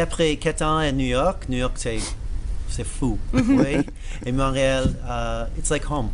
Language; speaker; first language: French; non-native, learner; English